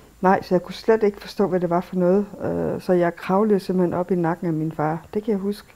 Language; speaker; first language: Danish; early bilingual, other home language; Kalaallisut